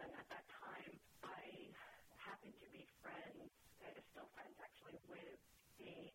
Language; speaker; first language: English; non-native, local second language; Filipino